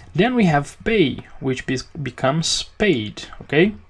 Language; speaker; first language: English; non-native, fluent; Portuguese